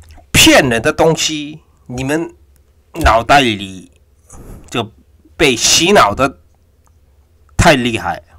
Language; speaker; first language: Chinese; non-native, fluent; Korean